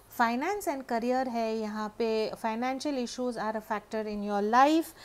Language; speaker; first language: Hindi; native; Hindi